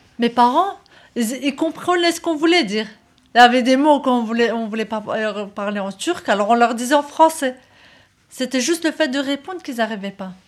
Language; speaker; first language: French; early bilingual, other home language; Turkish